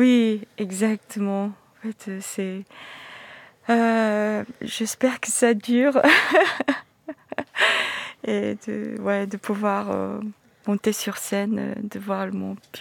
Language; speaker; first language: French; non-native, fluent; Korean